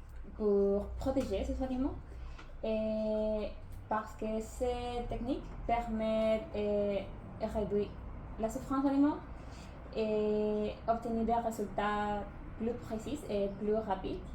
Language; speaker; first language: French; non-native, learner; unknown